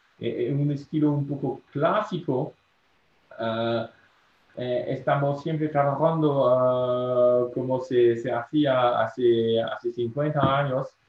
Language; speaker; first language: Spanish; non-native, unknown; French